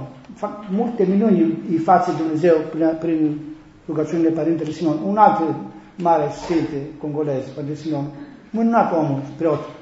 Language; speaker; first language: Romanian; non-native, learner; Greek